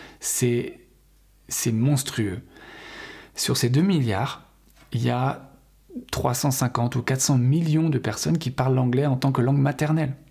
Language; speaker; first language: French; native; French